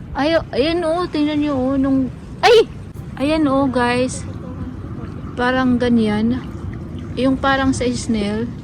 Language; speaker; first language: Filipino; non-native, local second language; Waray